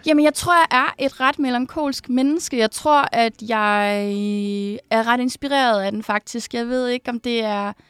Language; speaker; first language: Danish; native; Danish